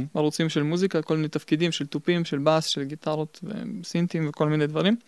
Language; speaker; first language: Hebrew; early bilingual, other home language; Russian